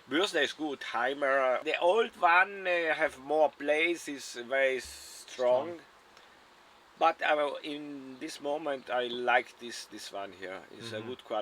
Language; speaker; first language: English; non-native, learner; German